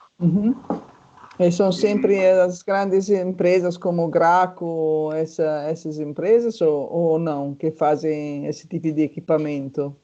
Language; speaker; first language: Portuguese; non-native, fluent; Italian